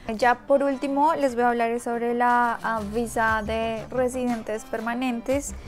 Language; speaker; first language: Spanish; native; Spanish